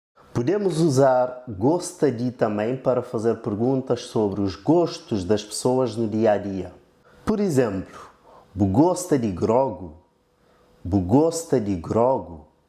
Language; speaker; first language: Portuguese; non-native, local second language; Kabuverdianu